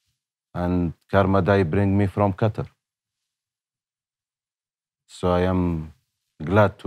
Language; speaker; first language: English; non-native, learner; Arabic